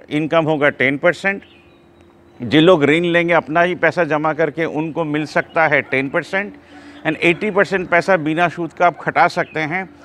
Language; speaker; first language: Hindi; non-native, local second language; Bangla